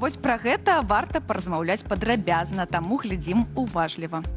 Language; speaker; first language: Belarusian; native; Belarusian